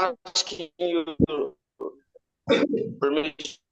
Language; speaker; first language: English; non-native, learner; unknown